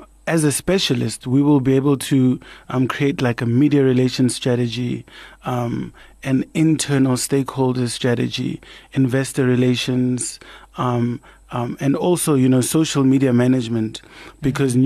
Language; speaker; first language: English; non-native, local second language; Tswana